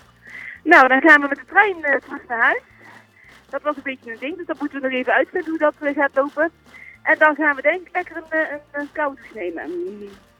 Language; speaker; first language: Dutch; native; Dutch